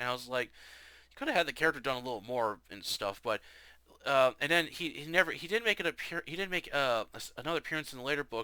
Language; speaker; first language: English; native; English